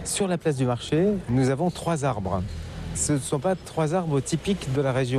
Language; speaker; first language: French; native; French